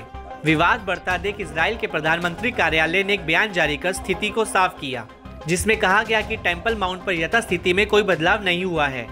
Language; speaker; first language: Hindi; native; Hindi